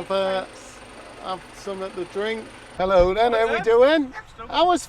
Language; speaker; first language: English; native; English